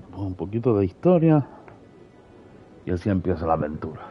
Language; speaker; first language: Spanish; non-native, fluent; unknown